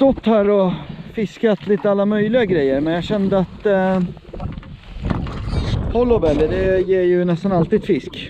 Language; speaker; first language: Swedish; native; Swedish